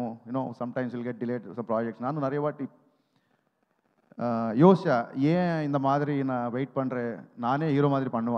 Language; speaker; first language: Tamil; non-native, learner; Telugu